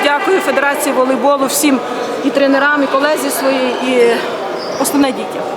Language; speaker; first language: Ukrainian; native; Ukrainian